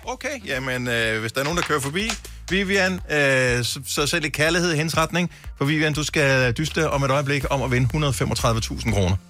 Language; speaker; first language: Danish; native; Danish